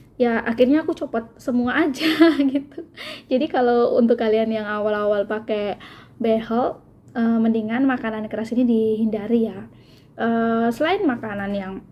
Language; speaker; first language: Indonesian; native; Indonesian